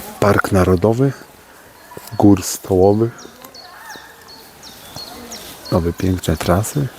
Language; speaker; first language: Polish; native; Polish